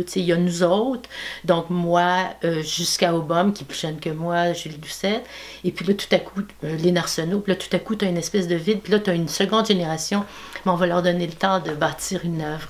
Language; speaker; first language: French; native; French